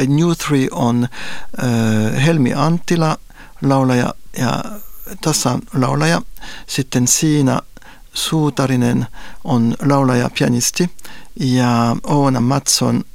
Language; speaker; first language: Finnish; non-native, fluent; French